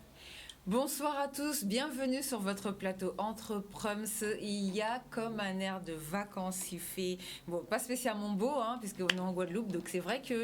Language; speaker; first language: French; native; French